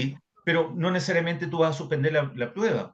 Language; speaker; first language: Spanish; native; Spanish